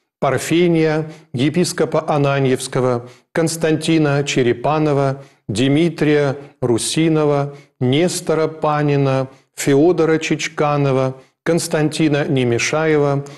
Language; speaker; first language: Russian; native; Russian